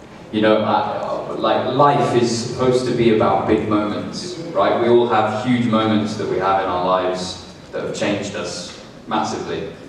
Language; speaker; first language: English; native; English